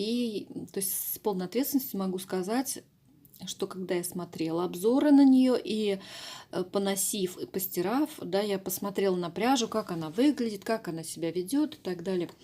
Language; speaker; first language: Russian; native; Russian